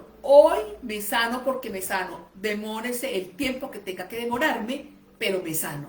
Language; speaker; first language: Spanish; native; Spanish